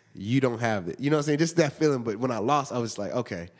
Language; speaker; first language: English; native; English